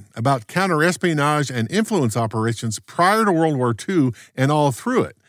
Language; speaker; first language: English; native; English